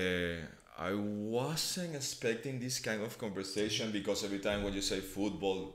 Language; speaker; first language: English; non-native, fluent; Spanish